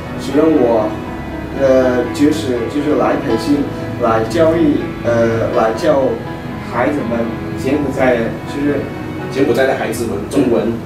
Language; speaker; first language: Chinese; non-native, fluent; Khmer